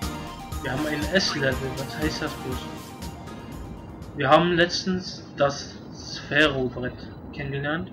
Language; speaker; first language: German; native; German